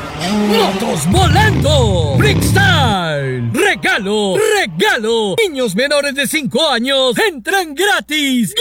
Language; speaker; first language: Spanish; native; Spanish